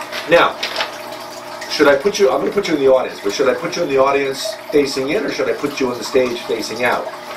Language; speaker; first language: English; native; English